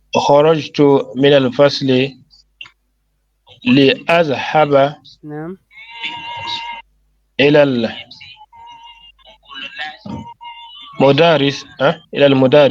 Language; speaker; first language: Arabic; non-native, learner; French